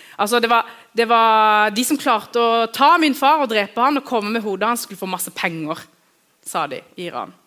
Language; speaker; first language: Norwegian; early bilingual, other home language; Kurdish